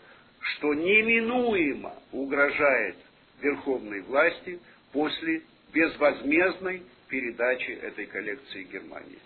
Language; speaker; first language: Russian; native; Russian